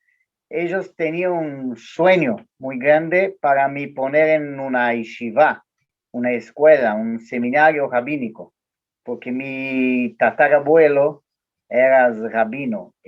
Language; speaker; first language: Spanish; non-native, learner; Portuguese